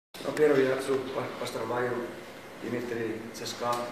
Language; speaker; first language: Russian; non-native, learner; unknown